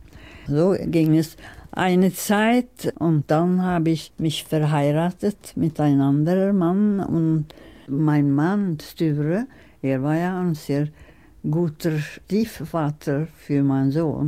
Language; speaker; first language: German; non-native, fluent; Swedish